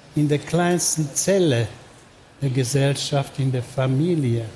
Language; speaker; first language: German; non-native, fluent; Hungarian